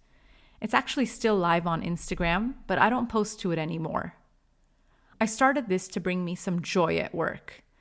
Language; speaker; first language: English; native; English